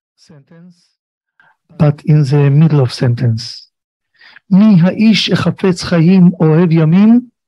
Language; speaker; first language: English; non-native, learner; Hebrew